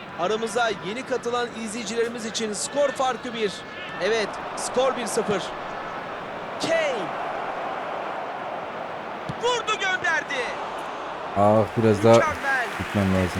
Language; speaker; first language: Turkish; native; Turkish